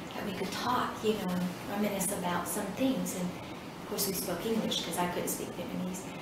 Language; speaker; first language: English; early bilingual, other home language; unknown